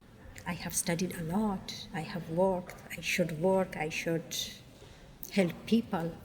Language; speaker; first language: English; non-native, learner; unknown